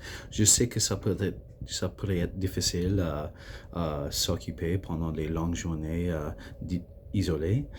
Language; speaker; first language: French; non-native, local second language; English